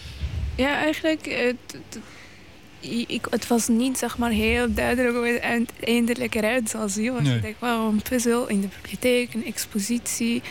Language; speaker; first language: Dutch; non-native, local second language; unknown